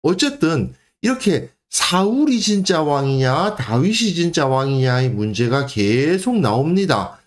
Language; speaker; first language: Korean; native; Korean